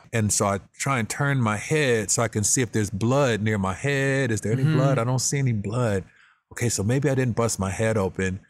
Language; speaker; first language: English; native; English